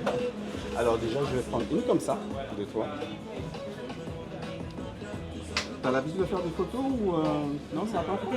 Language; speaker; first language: French; native; French